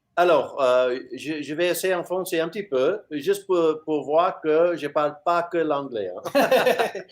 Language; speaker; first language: French; non-native, fluent; English